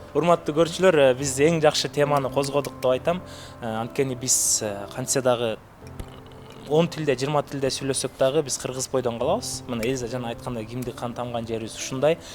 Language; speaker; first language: Kyrgyz; native; Kyrgyz